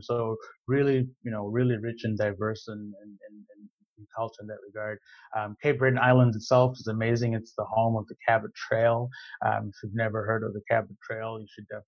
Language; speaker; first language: English; non-native, local second language; Shona